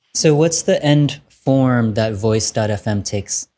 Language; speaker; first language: English; early bilingual, other home language; Vietnamese